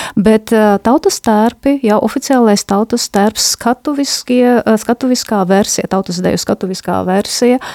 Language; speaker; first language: Latvian; non-native, local second language; Russian